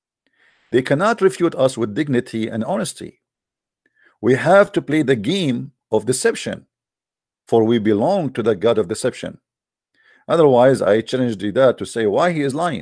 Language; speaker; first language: English; non-native, fluent; Arabic